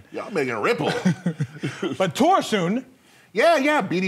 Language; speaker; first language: English; native; English